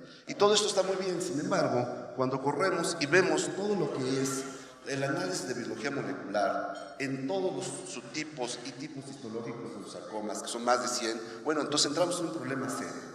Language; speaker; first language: Spanish; native; Spanish